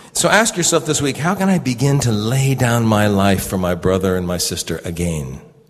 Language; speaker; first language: English; native; English